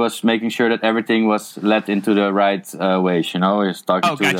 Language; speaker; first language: English; non-native, fluent; Dutch